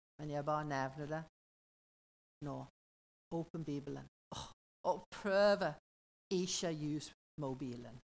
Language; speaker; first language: Norwegian; non-native, learner; English